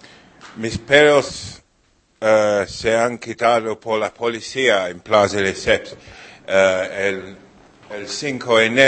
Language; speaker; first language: Spanish; non-native, learner; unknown